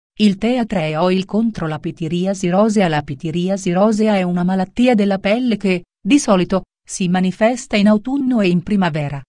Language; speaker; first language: Italian; native; Italian